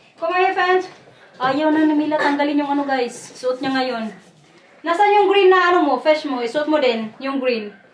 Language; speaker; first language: Filipino; non-native, local second language; Waray